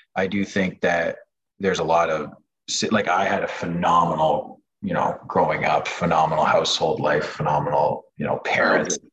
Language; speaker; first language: English; non-native, fluent; French